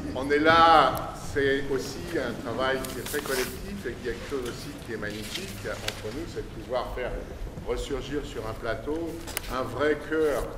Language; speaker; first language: French; native; French